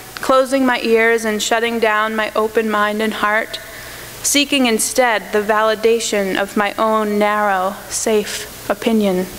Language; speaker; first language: English; native; English